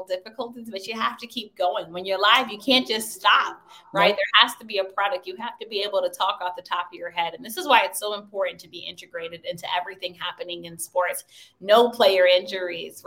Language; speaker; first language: English; native; English